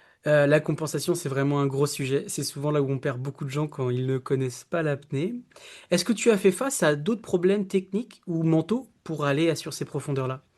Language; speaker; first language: French; native; French